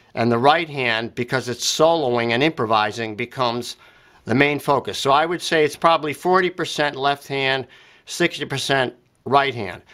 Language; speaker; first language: English; native; English